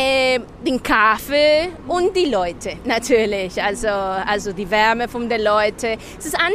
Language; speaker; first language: German; non-native, fluent; Spanish